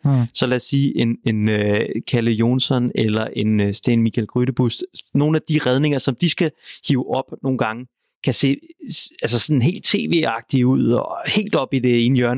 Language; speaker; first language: Danish; native; Danish